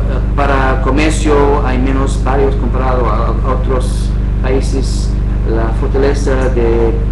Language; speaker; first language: Spanish; non-native, fluent; English